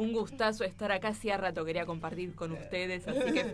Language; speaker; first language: Spanish; native; Spanish